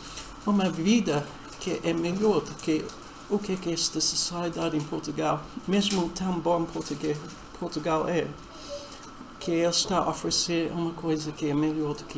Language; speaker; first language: Portuguese; non-native, fluent; English